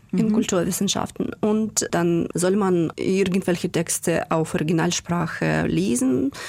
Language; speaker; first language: German; non-native, fluent; Ukrainian